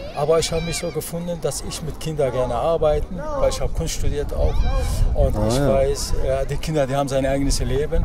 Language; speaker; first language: German; non-native, fluent; Arabic